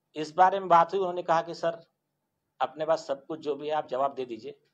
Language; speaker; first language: Hindi; non-native, local second language; Marathi